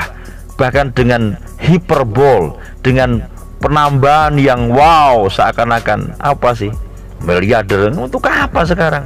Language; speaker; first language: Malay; non-native, local second language; Javanese